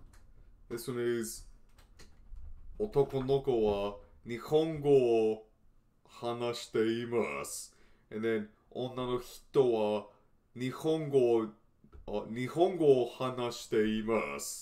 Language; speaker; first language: Japanese; non-native, learner; English